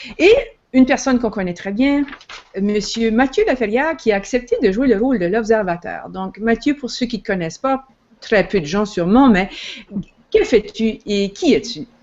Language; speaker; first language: French; native; French